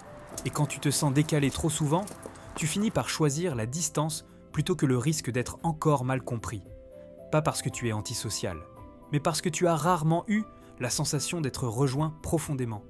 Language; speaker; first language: French; native; French